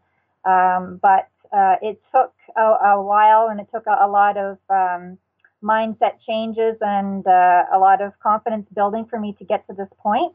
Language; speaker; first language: English; native; English